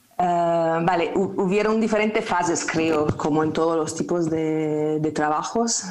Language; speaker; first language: Spanish; non-native, fluent; Italian